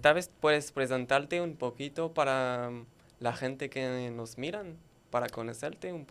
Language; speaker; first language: Spanish; non-native, learner; French